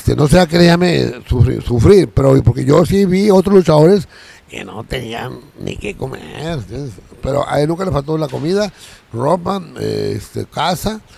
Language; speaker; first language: Spanish; native; Spanish